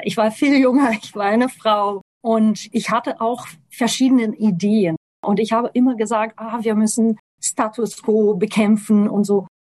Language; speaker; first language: German; non-native, fluent; Portuguese